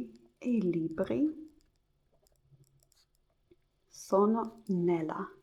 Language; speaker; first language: Italian; non-native, learner; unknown